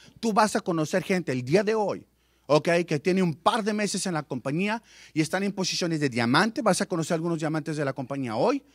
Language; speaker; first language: Spanish; native; Spanish